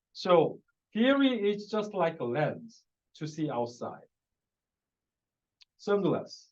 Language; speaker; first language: English; non-native, fluent; Korean